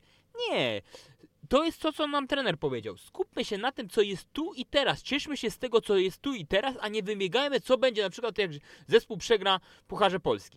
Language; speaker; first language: Polish; native; Polish